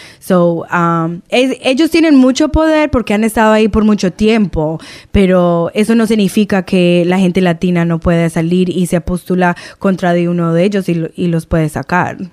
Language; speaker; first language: Spanish; early bilingual, heritage; Spanish